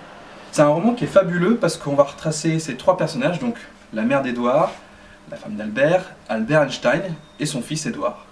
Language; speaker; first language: French; native; French